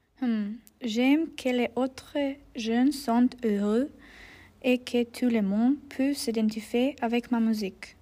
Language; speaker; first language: French; non-native, learner; German